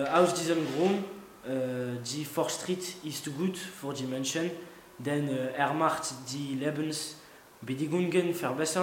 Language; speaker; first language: German; non-native, learner; French